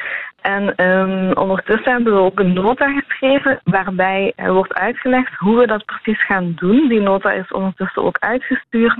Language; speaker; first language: Dutch; native; Dutch